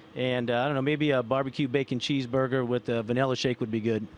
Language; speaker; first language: English; early bilingual, other home language; Spanish